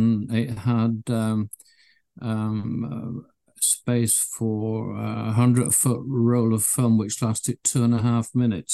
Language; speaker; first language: English; native; English